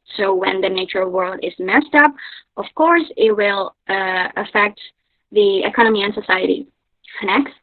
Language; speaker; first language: English; non-native, local second language; Indonesian